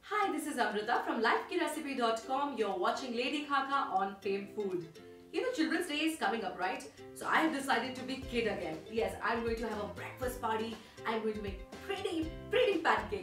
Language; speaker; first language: English; non-native, local second language; Hindi